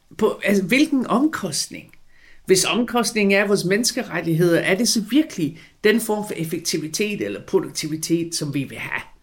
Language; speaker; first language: Danish; non-native, fluent; English